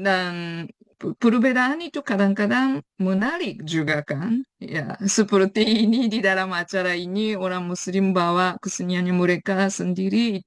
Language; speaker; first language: Indonesian; non-native, fluent; Japanese